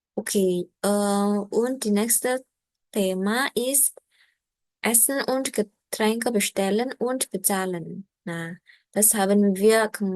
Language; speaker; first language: German; non-native, learner; Indonesian